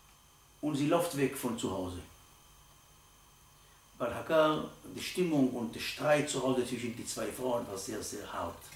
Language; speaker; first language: German; non-native, learner; Hebrew